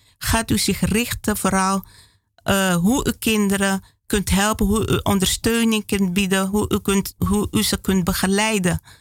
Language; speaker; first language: Dutch; native; Dutch